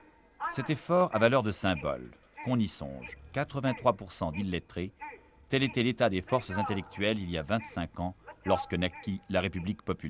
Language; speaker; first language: French; native; French